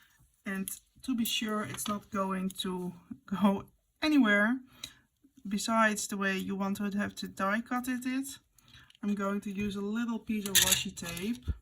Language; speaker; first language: English; non-native, fluent; Dutch